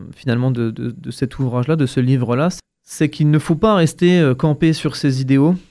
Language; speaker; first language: French; native; French